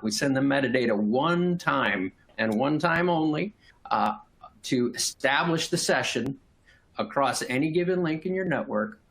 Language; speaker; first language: English; native; English